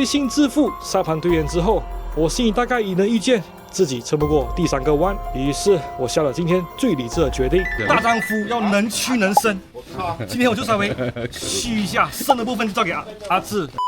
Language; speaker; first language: Chinese; native; Chinese